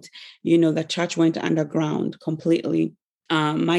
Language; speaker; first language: English; non-native, local second language; Ganda